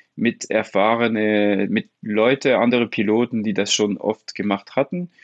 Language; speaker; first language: German; non-native, fluent; French